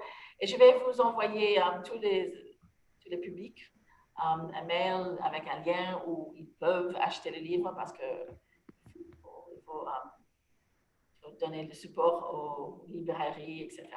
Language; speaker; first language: French; non-native, fluent; English